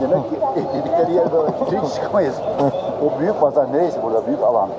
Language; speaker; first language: Turkish; early bilingual, heritage; Turkish